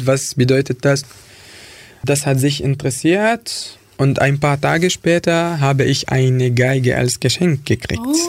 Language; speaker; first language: German; non-native, fluent; Arabic